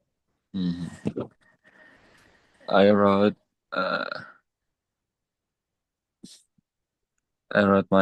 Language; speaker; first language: English; non-native, learner; Indonesian